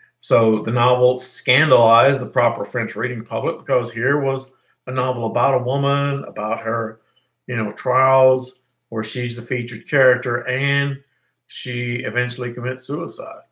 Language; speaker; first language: English; native; English